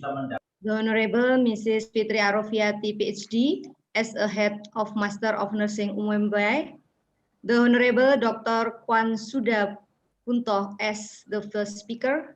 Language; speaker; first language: English; non-native, fluent; Indonesian